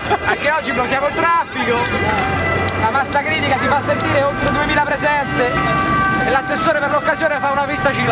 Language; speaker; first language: Italian; native; Italian